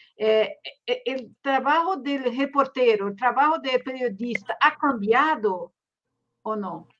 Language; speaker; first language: Spanish; non-native, learner; Portuguese